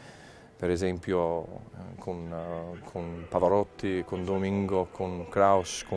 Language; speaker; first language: Italian; non-native, learner; English